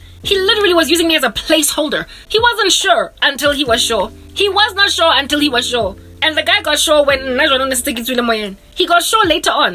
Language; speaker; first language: English; non-native, local second language; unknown